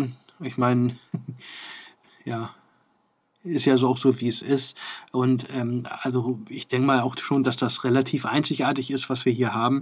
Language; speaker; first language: German; native; German